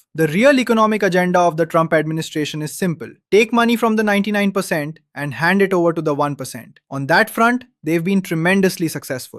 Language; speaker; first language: English; native; English